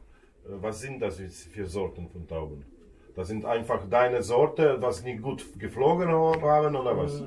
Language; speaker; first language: German; non-native, fluent; Polish